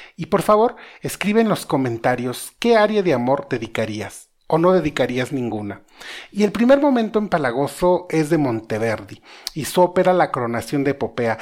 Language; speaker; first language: Spanish; native; Spanish